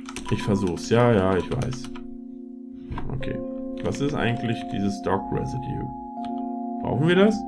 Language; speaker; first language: German; native; German